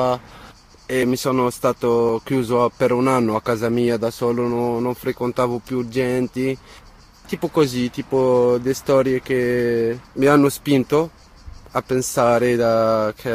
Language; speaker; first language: Italian; non-native, fluent; Arabic